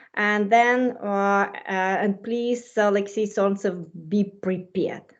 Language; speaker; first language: English; non-native, fluent; Ukrainian